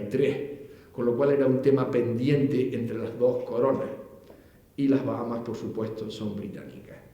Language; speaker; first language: Spanish; native; Spanish